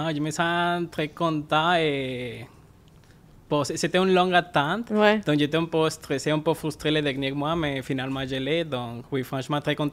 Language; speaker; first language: French; non-native, fluent; Spanish